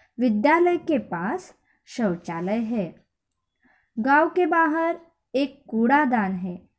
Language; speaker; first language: Hindi; non-native, local second language; Marathi